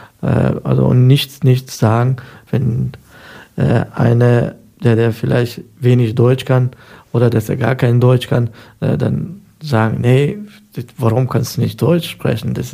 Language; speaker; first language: German; non-native, fluent; Persian